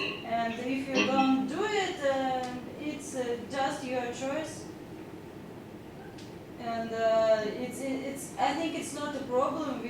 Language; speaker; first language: English; non-native, learner; Russian